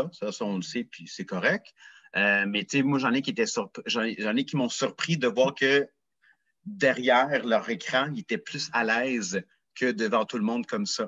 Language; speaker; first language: French; native; French